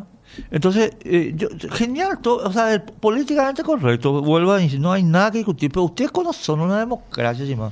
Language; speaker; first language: Spanish; native; Spanish